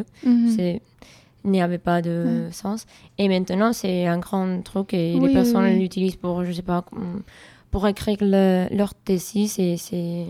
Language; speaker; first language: French; non-native, learner; Spanish